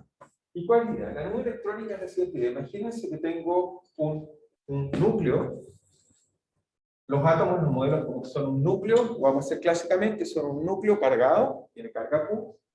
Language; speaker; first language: Spanish; native; Spanish